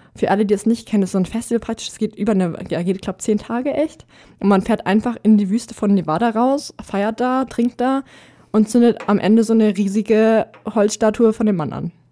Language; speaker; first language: German; native; German